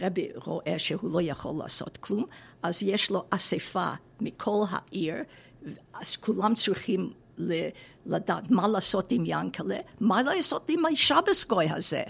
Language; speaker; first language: Hebrew; non-native, fluent; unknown